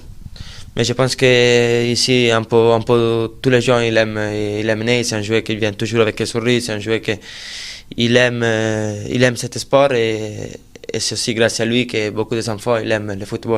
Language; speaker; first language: French; non-native, fluent; Italian